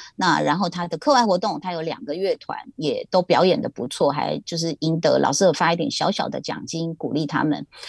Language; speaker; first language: Chinese; native; Chinese